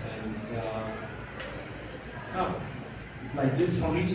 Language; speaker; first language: English; non-native, fluent; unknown